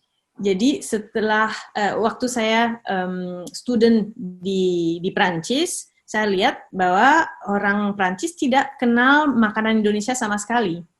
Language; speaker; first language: Indonesian; early bilingual, heritage; Indonesian